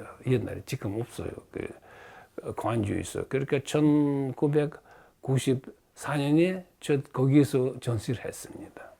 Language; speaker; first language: Korean; early bilingual, heritage; Russian